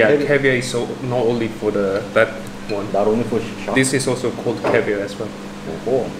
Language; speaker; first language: English; non-native, learner; Korean